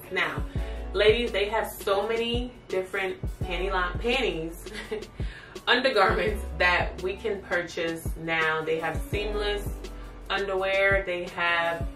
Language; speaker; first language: English; native; English